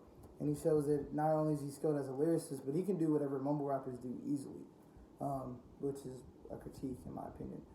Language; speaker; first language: English; native; English